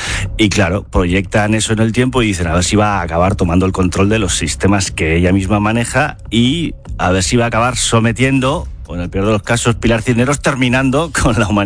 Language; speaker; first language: Spanish; native; Spanish